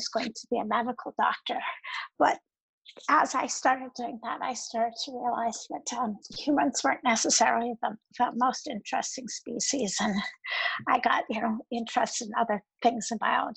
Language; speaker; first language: English; native; English